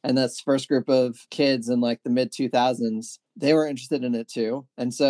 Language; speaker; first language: English; native; English